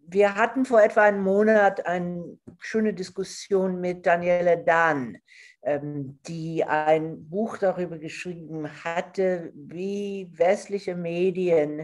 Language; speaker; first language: German; non-native, fluent; English